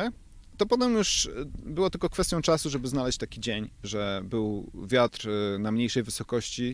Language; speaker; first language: Polish; native; Polish